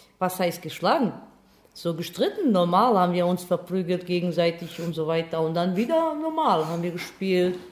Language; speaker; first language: German; non-native, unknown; Serbian